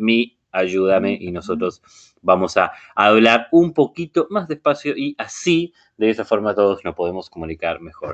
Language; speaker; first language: Spanish; non-native, fluent; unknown